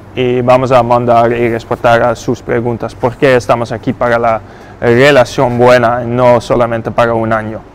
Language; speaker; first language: Spanish; non-native, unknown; Dutch